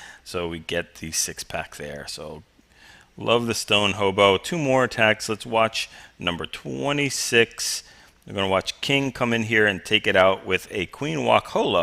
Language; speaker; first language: English; native; English